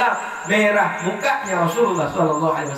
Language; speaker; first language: Indonesian; native; Indonesian